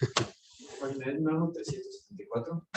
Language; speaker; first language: Spanish; native; Spanish